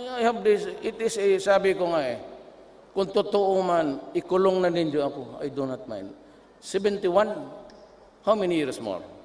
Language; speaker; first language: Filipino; non-native, local second language; Cebuano